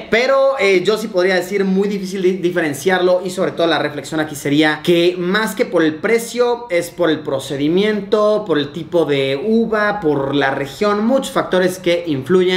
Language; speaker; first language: Spanish; native; Spanish